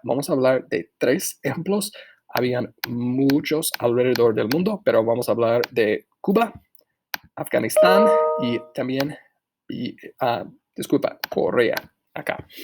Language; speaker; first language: Spanish; non-native, fluent; English